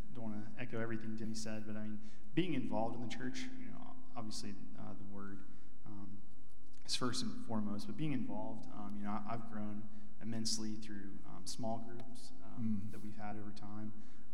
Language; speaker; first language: English; native; English